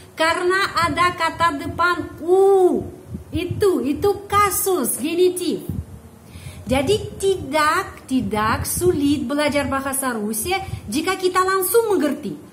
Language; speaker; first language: Indonesian; non-native, fluent; Russian